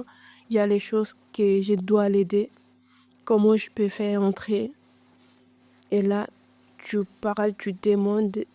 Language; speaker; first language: French; non-native, learner; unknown